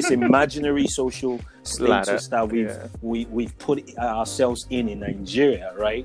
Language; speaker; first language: English; non-native, local second language; Yoruba